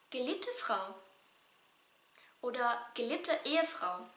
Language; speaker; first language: German; non-native, fluent; Vietnamese